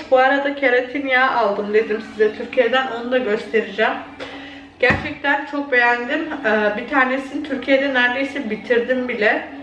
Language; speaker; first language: Turkish; early bilingual, heritage; Turkish